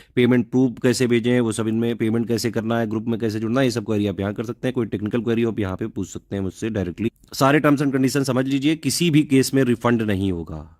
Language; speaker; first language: Hindi; native; Hindi